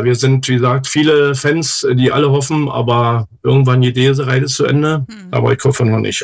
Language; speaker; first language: German; native; German